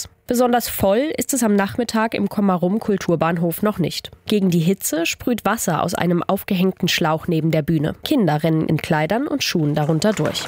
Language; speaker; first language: German; native; German